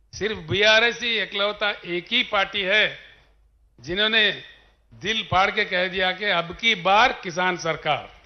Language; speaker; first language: Hindi; non-native, local second language; Telugu